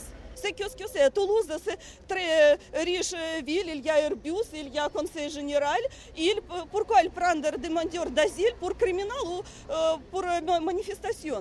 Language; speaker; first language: French; non-native, learner; Russian